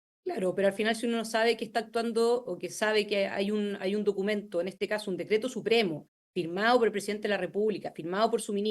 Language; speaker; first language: Spanish; native; Spanish